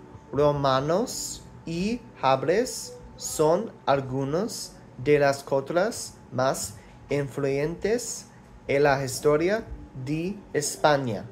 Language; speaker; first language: Spanish; non-native, learner; English